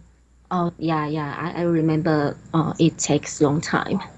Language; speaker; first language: English; non-native, learner; Chinese